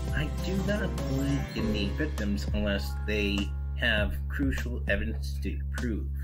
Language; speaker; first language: English; native; English